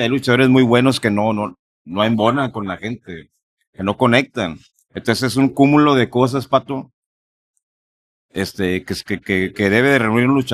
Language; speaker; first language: Spanish; native; Spanish